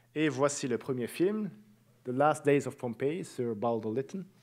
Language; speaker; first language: French; native; French